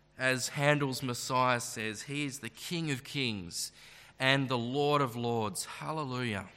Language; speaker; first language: English; native; English